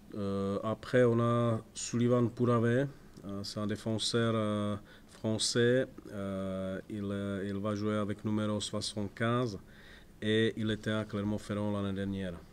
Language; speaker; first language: French; non-native, fluent; Czech